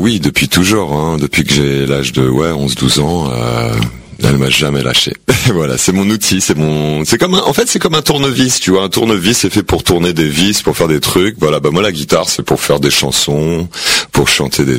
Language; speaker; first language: French; native; French